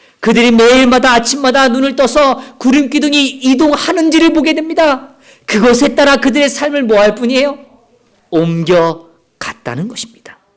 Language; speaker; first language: Korean; native; Korean